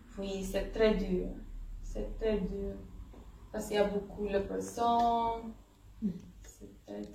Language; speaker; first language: French; non-native, learner; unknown